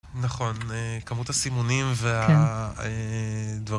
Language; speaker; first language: Hebrew; native; Hebrew